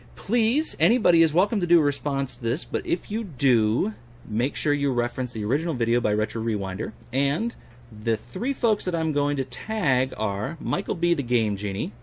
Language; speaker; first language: English; native; English